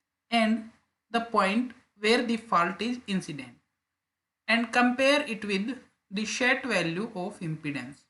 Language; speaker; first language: English; non-native, local second language; Hindi